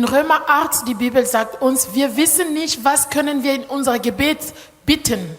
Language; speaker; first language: German; non-native, learner; Lingala